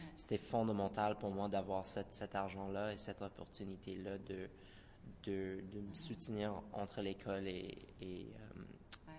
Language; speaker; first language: French; non-native, local second language; English